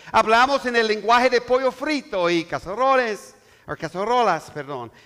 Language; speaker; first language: Spanish; non-native, learner; English